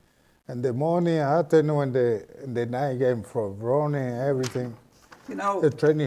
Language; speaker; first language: English; non-native, learner; Spanish